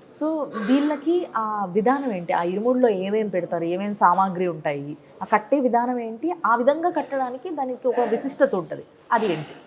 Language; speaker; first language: Telugu; native; Telugu